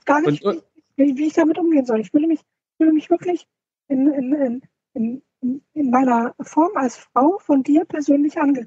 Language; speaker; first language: German; native; German